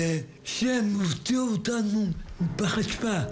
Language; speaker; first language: Hebrew; early bilingual, other home language; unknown